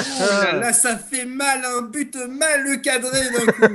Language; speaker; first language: French; native; French